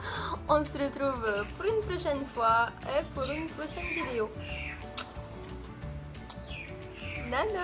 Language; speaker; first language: French; native; French